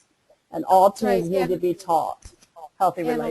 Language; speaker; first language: English; native; English